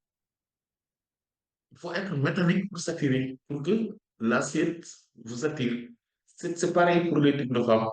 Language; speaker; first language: French; non-native, local second language; Wolof